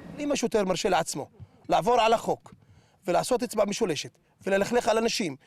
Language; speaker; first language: Hebrew; non-native, local second language; Arabic